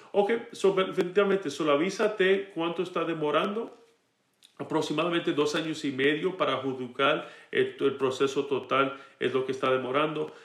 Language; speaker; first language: Spanish; early bilingual, heritage; Spanish